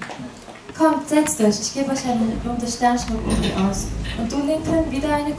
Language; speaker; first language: German; non-native, learner; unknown